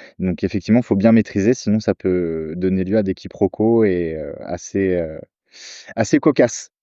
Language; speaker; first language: French; native; French